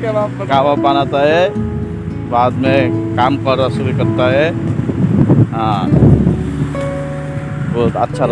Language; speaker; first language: Hindi; non-native, learner; Nepali